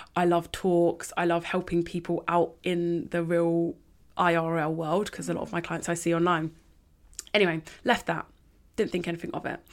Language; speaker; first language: English; native; English